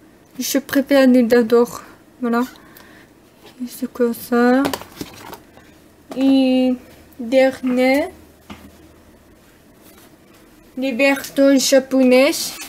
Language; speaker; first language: French; non-native, learner; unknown